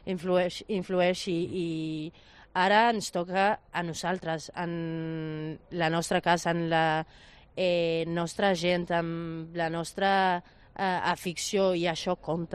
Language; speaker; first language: Catalan; non-native, fluent; Spanish